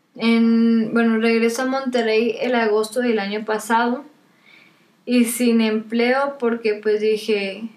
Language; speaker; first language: Spanish; native; Spanish